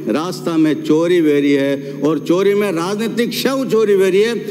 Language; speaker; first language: Hindi; native; Hindi